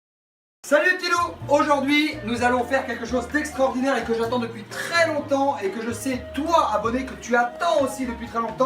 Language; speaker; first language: French; native; French